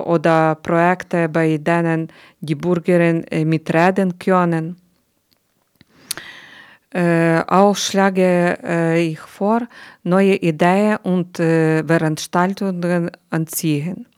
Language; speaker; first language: German; non-native, learner; Ukrainian